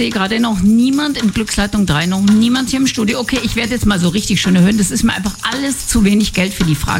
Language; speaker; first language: German; native; German